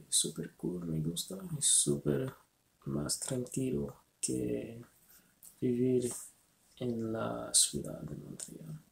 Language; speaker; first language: Spanish; non-native, learner; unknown